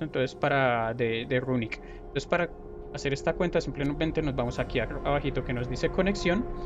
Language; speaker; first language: Spanish; native; Spanish